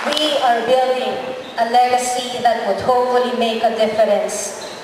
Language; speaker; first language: English; non-native, local second language; Filipino